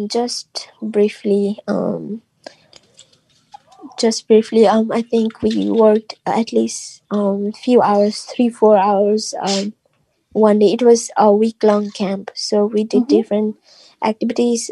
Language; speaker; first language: English; non-native, local second language; Nepali